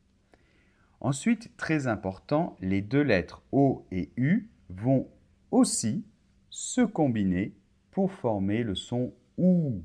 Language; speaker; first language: French; native; French